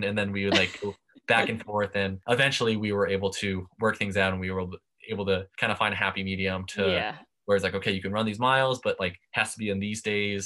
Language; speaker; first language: English; native; English